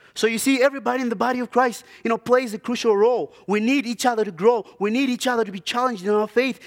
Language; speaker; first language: English; non-native, local second language; Shona